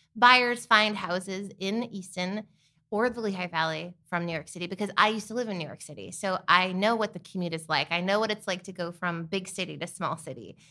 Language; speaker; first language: English; native; English